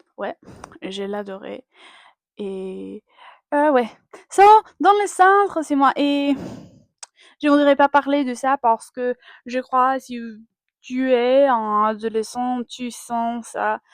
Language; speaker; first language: French; non-native, learner; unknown